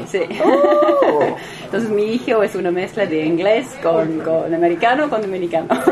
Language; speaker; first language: Spanish; non-native, fluent; English